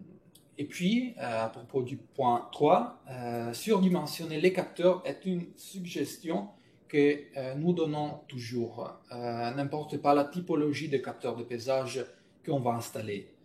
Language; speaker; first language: French; non-native, fluent; Italian